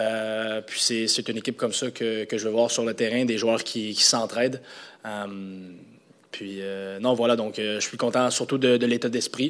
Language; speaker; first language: French; native; French